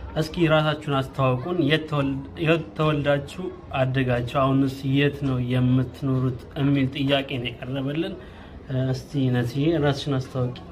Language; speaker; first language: Amharic; non-native, local second language; Oromo